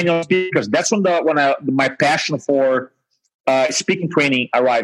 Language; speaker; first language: English; non-native, fluent; Portuguese